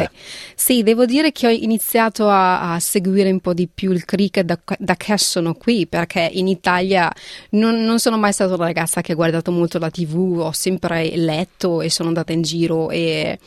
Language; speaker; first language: Italian; early bilingual, other home language; Punjabi